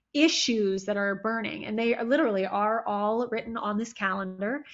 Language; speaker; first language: English; native; English